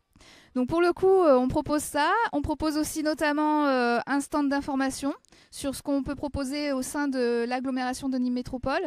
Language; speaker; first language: French; native; French